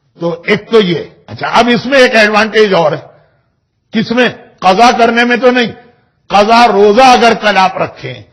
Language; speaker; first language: Urdu; native; Urdu